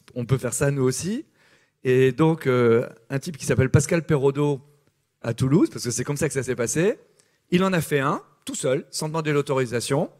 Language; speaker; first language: French; native; French